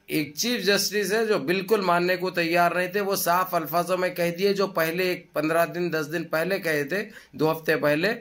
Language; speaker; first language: Hindi; native; Hindi